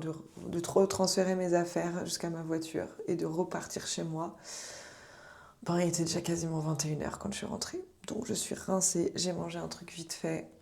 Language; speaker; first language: French; native; French